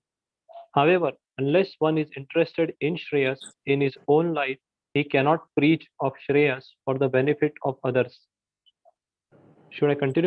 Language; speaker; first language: English; non-native, local second language; Hindi